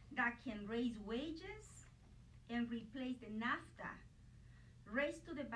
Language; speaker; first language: English; non-native, fluent; Spanish